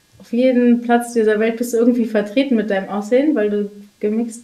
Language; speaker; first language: German; native; German